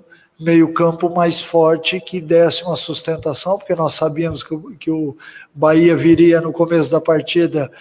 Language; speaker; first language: Portuguese; native; Portuguese